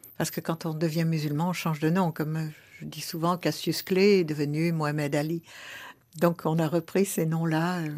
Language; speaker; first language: French; early bilingual, other home language; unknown